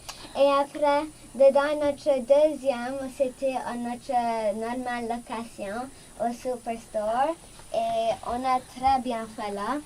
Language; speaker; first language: French; non-native, local second language; English